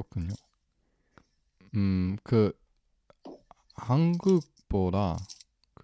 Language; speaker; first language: Korean; non-native, learner; English